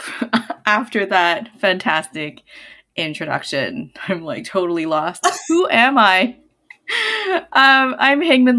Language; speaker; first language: English; non-native, local second language; Cantonese